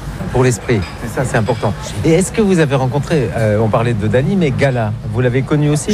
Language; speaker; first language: French; native; French